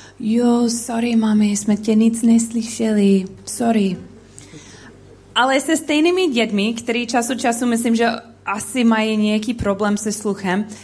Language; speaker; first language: Czech; non-native, learner; English